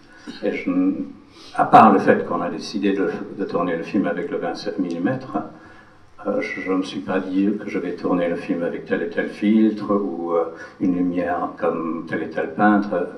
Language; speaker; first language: French; non-native, fluent; English